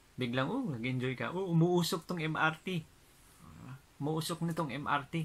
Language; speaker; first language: Filipino; non-native, local second language; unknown